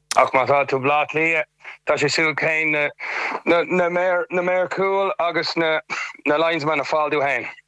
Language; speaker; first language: Irish; non-native, local second language; English